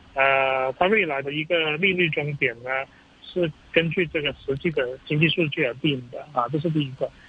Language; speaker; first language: Chinese; native; Chinese